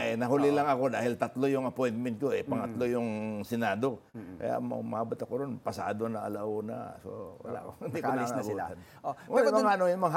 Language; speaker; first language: Filipino; non-native, local second language; Cebuano